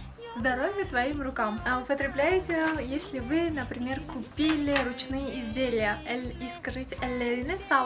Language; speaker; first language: Russian; non-native, local second language; Kazakh